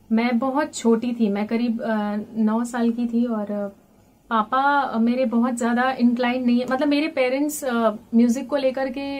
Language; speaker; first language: Hindi; native; Hindi